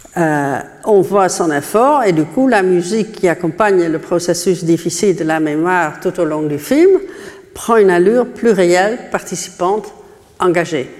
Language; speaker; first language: French; non-native, fluent; Dutch